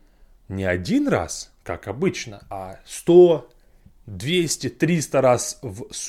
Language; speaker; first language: Russian; non-native, fluent; English